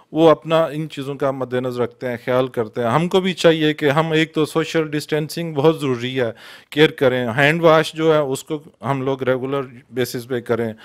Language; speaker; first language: Urdu; non-native, local second language; Punjabi